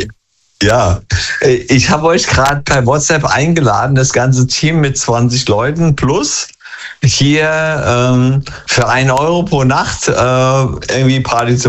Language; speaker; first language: German; native; German